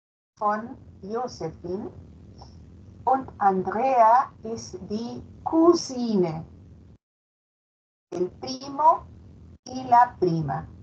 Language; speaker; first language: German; non-native, fluent; Spanish